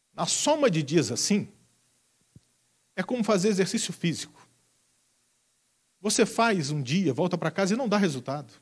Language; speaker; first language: Portuguese; native; Portuguese